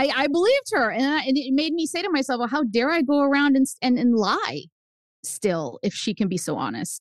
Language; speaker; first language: English; early bilingual, other home language; Spanish